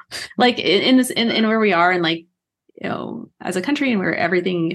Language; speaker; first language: English; native; English